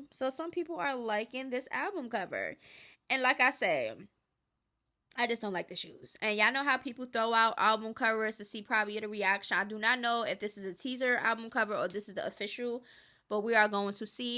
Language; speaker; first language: English; native; English